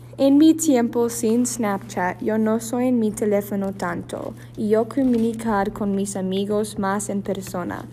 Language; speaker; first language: Spanish; non-native, learner; English